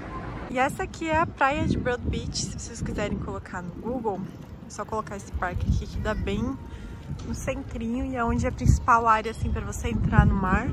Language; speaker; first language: Portuguese; native; Portuguese